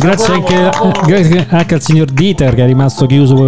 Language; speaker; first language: Italian; native; Italian